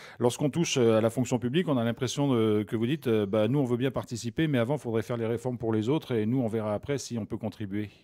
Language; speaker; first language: French; native; French